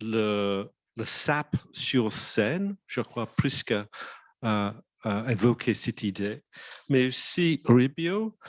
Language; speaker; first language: French; non-native, fluent; English